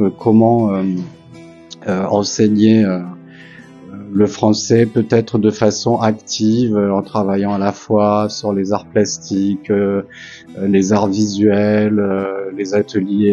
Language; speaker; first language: French; native; French